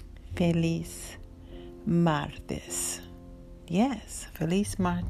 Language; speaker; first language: Spanish; non-native, learner; English